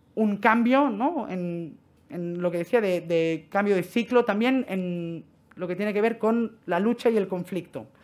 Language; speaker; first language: Spanish; non-native, local second language; Catalan